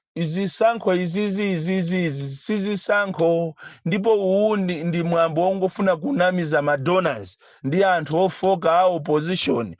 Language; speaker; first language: Nyanja; native; Nyanja